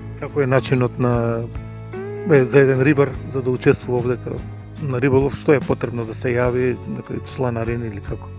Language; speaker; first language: Macedonian; native; Macedonian